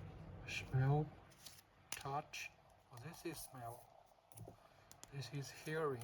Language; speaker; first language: English; non-native, learner; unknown